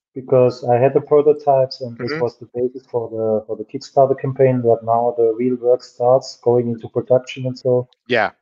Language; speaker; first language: English; non-native, fluent; German